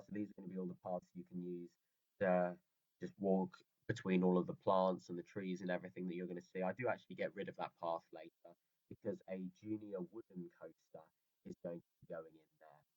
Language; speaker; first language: English; native; English